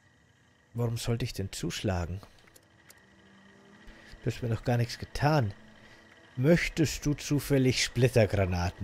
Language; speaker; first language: German; native; German